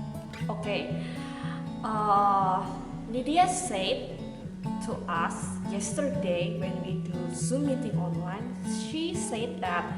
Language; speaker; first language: English; non-native, learner; Indonesian